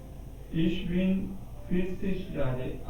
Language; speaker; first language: German; non-native, learner; Urdu